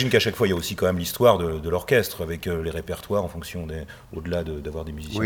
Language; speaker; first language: French; native; French